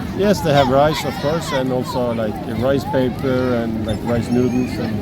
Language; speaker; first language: English; non-native, fluent; Norwegian